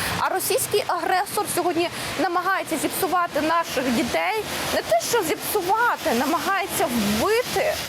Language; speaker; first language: Ukrainian; native; Ukrainian